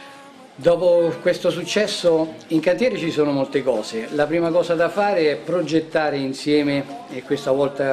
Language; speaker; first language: Italian; native; Italian